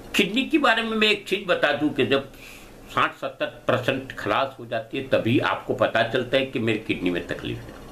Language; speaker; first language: Hindi; non-native, local second language; Gujarati